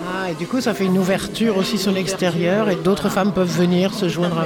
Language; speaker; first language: French; native; French